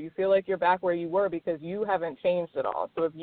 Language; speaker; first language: English; native; English